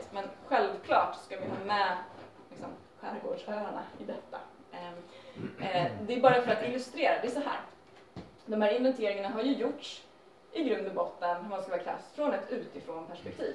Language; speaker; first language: Swedish; native; Swedish